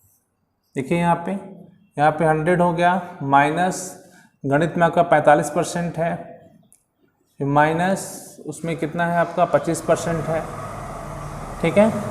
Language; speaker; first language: Hindi; native; Hindi